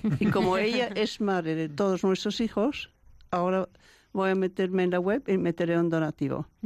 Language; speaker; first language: Spanish; non-native, fluent; German